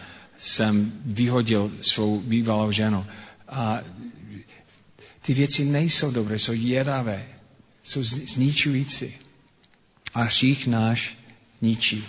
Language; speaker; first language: Czech; non-native, fluent; English